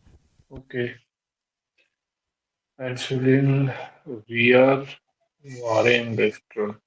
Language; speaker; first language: German; non-native, learner; Hindi